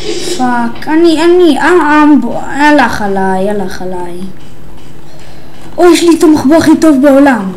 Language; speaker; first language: Hebrew; native; Hebrew